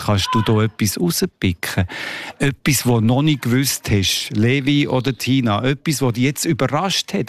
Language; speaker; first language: German; native; German